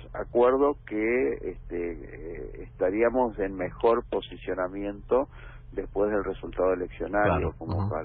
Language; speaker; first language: Spanish; native; Spanish